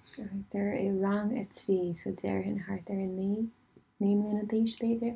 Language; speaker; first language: Irish; non-native, local second language; English